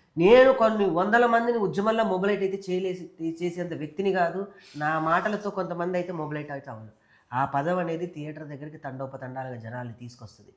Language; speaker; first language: Telugu; native; Telugu